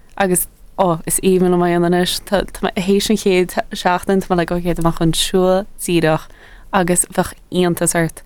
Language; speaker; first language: Irish; native; Irish